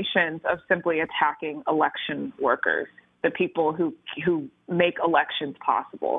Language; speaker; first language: English; native; English